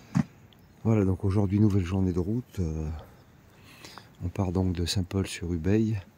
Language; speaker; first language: French; native; French